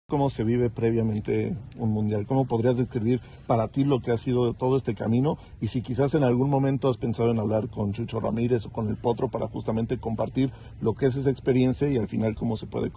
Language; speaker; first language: Spanish; native; Spanish